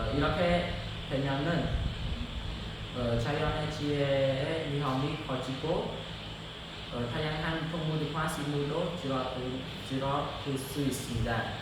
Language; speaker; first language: Korean; non-native, learner; Khmer